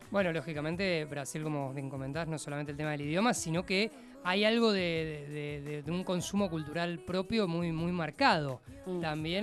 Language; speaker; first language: Spanish; native; Spanish